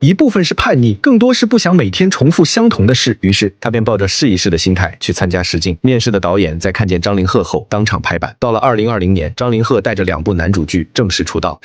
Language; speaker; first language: Chinese; native; Chinese